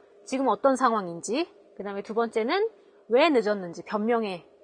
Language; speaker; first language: Korean; native; Korean